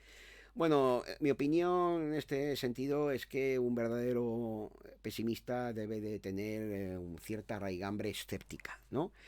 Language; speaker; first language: Spanish; native; Spanish